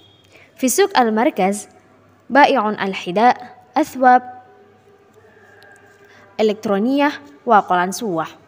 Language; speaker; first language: Arabic; non-native, learner; Indonesian